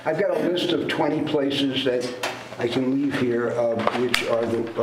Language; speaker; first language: English; native; English